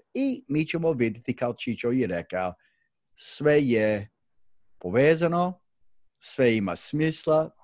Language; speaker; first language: Croatian; early bilingual, heritage; Croatian